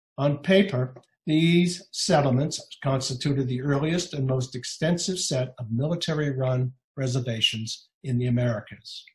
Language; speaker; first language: English; native; English